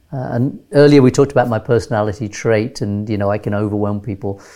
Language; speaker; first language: English; native; English